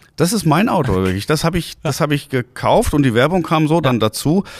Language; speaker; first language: German; native; German